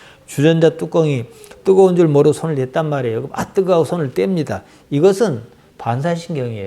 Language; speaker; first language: Korean; native; Korean